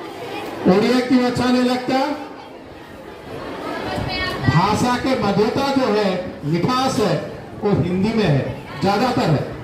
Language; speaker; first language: Hindi; non-native, local second language; Odia